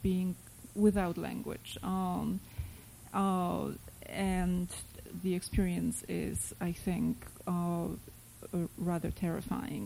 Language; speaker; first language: English; non-native, fluent; Polish